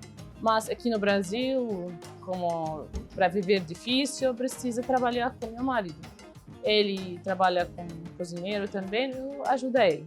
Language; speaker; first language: Portuguese; non-native, learner; Arabic